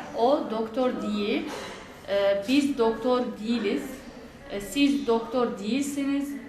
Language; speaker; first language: Turkish; non-native, learner; Arabic